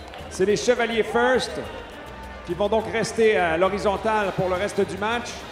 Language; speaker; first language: French; native; French